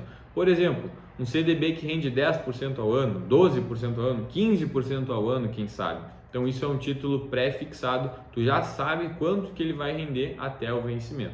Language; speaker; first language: Portuguese; native; Portuguese